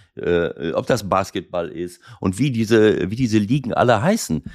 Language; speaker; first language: German; native; German